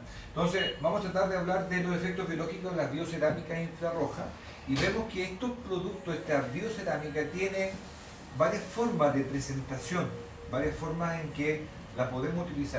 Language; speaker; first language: Spanish; native; Spanish